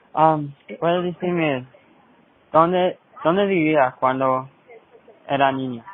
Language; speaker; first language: Spanish; early bilingual, heritage; Spanish